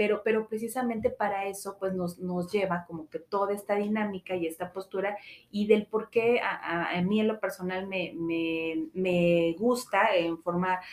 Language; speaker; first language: Spanish; native; Spanish